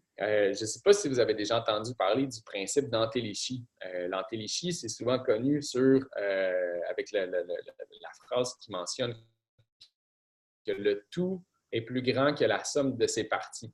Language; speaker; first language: French; native; French